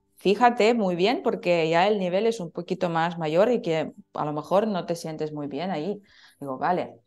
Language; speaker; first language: Spanish; non-native, fluent; Russian